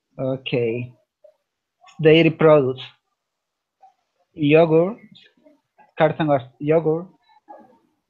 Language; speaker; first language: English; non-native, learner; Spanish